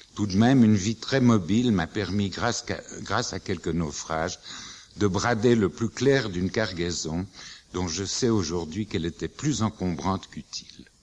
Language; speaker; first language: French; native; French